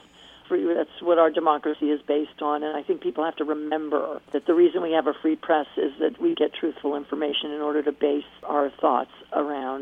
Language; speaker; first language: English; native; English